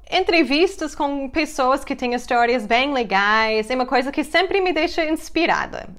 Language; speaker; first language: Portuguese; non-native, fluent; English